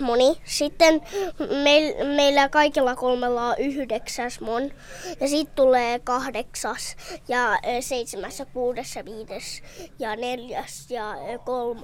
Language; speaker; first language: Finnish; early bilingual, heritage; Finnish